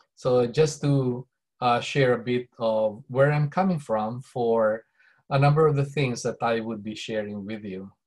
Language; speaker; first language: English; non-native, local second language; Bikol